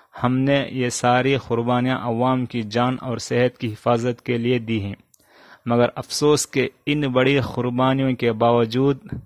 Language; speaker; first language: Hindi; non-native, local second language; Urdu